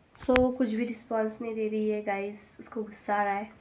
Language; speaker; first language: Hindi; non-native, local second language; Marathi